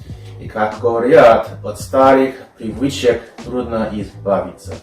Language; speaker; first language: Russian; non-native, fluent; English